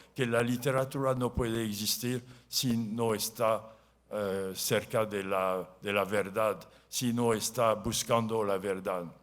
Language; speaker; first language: Spanish; non-native, learner; French